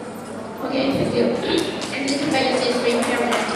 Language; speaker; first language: English; non-native, learner; Vietnamese